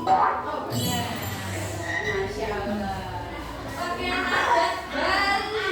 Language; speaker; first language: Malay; non-native, local second language; Javanese